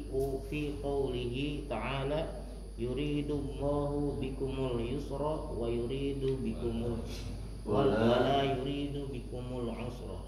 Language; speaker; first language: Arabic; non-native, learner; Indonesian